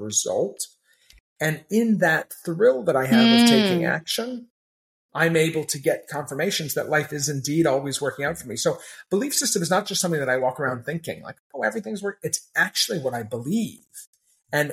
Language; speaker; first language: English; native; English